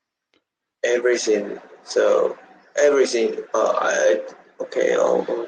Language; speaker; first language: English; non-native, learner; Chinese